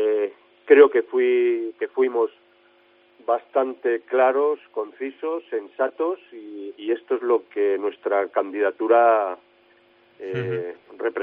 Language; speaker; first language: Spanish; native; Spanish